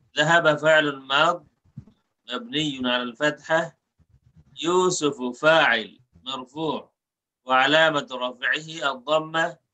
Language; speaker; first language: Arabic; non-native, fluent; Bangla